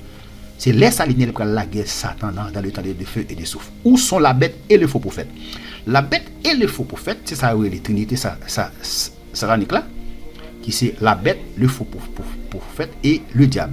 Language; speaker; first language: French; non-native, local second language; Haitian Creole